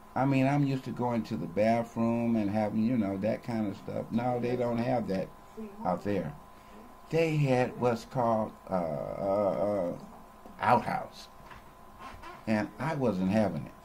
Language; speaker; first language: English; native; English